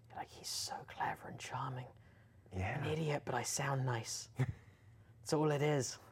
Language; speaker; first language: English; native; English